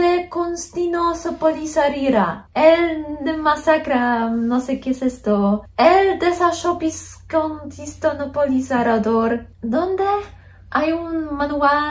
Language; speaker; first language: Spanish; non-native, fluent; Polish